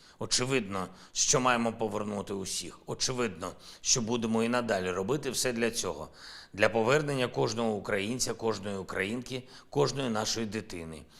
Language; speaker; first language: Ukrainian; non-native, local second language; Russian